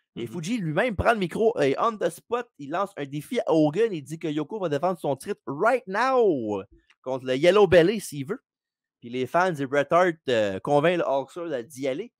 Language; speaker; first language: French; native; French